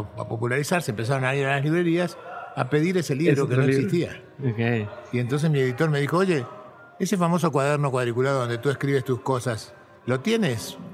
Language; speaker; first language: Spanish; native; Spanish